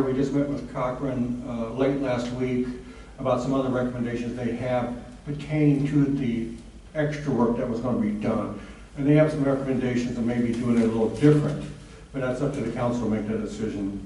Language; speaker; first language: English; native; English